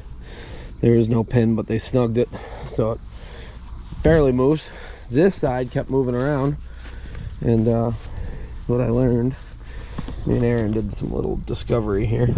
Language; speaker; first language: English; native; English